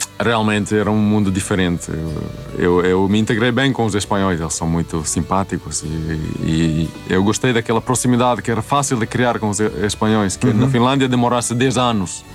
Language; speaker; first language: Portuguese; non-native, fluent; Swedish